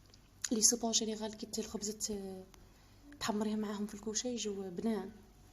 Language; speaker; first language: Arabic; native; Arabic